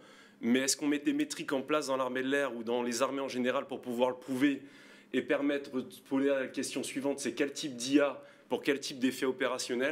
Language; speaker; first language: French; native; French